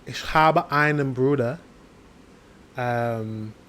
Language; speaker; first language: German; non-native, learner; English